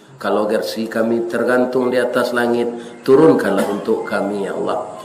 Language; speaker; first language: Malay; non-native, local second language; Minangkabau